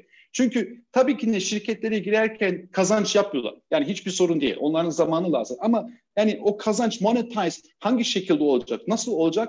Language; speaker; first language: Turkish; early bilingual, heritage; Turkish